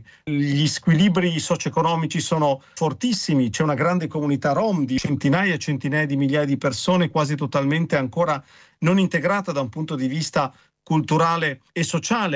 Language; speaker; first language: Italian; native; Italian